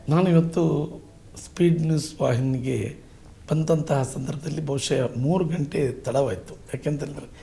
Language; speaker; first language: Kannada; non-native, local second language; Tulu